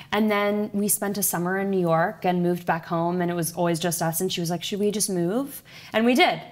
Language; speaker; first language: English; native; English